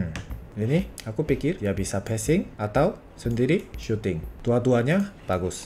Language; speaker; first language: Indonesian; non-native, fluent; Korean